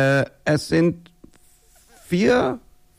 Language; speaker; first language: German; non-native, learner; Dutch